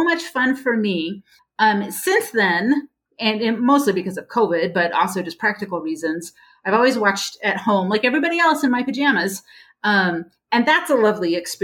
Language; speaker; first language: English; native; English